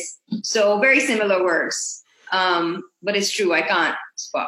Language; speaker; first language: English; non-native, local second language; Urdu